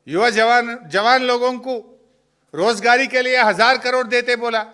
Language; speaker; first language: Hindi; non-native, local second language; Telugu